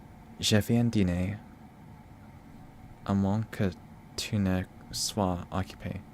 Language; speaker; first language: French; non-native, learner; English